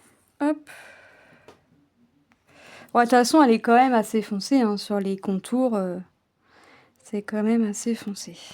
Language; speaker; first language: French; native; French